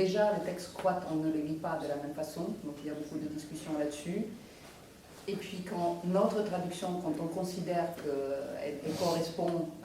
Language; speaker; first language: French; non-native, fluent; Croatian